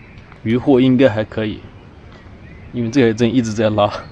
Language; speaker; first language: Chinese; native; Chinese